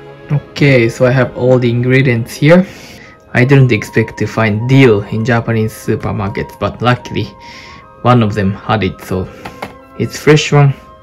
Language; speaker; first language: English; non-native, fluent; Japanese